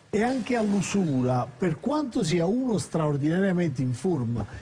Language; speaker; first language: Italian; native; Italian